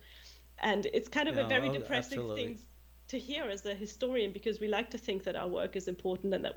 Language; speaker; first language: English; non-native, fluent; German